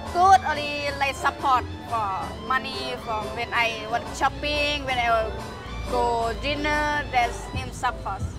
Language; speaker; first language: English; non-native, learner; Thai